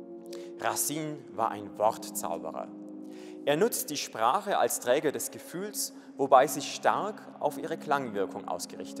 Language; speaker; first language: German; native; German